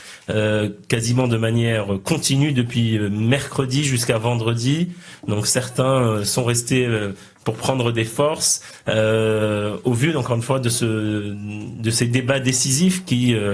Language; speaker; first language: French; native; French